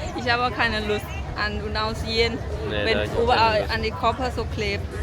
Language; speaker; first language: German; non-native, learner; Thai